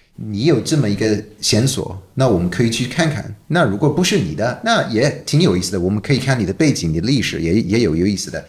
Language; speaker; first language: Chinese; non-native, fluent; English